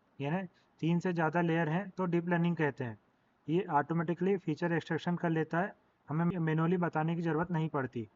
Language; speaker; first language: Hindi; native; Hindi